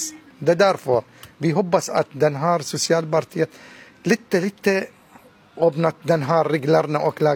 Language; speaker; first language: Swedish; non-native, learner; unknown